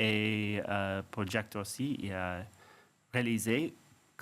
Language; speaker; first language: French; non-native, fluent; English